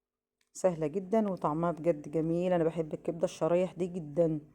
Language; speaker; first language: Arabic; native; Arabic